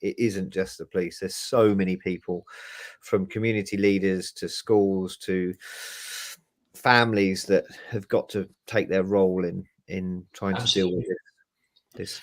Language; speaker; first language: English; native; English